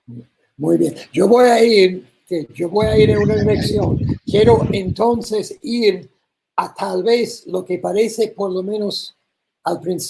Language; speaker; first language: Spanish; non-native, learner; English